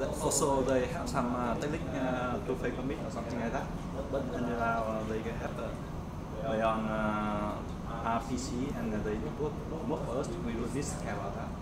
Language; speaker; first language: English; non-native, learner; Vietnamese